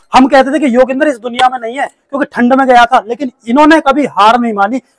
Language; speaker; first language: Hindi; native; Hindi